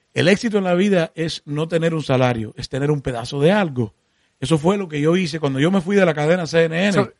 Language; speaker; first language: Spanish; early bilingual, heritage; Spanish